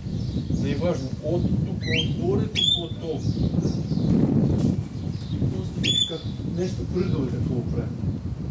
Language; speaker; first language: Bulgarian; non-native, learner; Russian